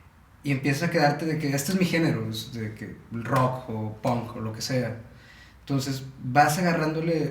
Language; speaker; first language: Spanish; native; Spanish